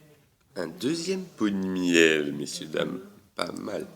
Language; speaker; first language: French; native; French